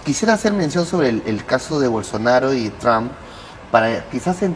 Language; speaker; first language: Spanish; native; Spanish